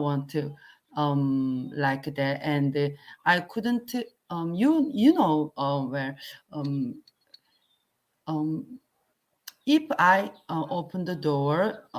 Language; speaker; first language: English; non-native, learner; Korean